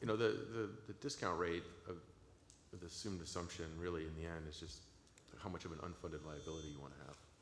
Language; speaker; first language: English; native; English